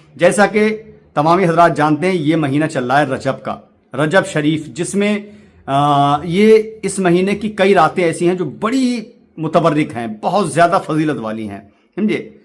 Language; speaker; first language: Urdu; native; Urdu